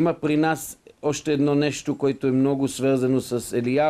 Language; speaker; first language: Bulgarian; non-native, fluent; Hebrew